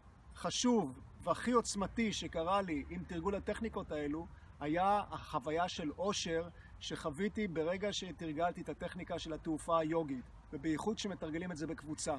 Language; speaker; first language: Hebrew; native; Hebrew